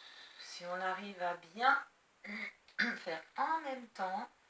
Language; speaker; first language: French; native; French